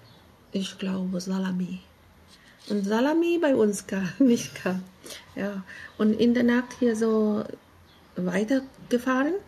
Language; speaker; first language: German; non-native, learner; Vietnamese